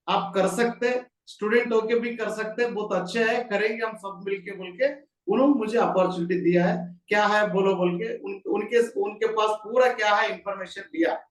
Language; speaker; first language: Hindi; non-native, local second language; Kannada